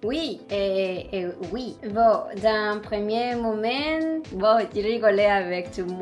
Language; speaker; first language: French; non-native, learner; Spanish